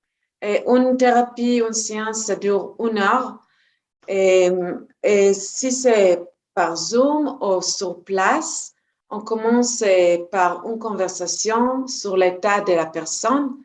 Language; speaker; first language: French; non-native, fluent; Hebrew